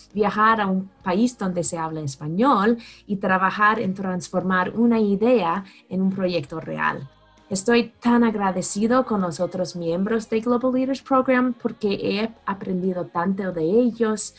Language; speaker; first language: Spanish; non-native, fluent; English